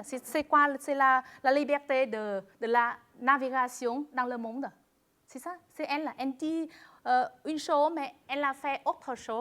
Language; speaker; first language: French; non-native, fluent; Vietnamese